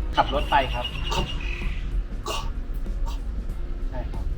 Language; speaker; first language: Thai; native; Thai